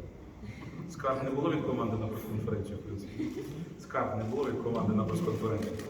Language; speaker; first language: Ukrainian; native; Ukrainian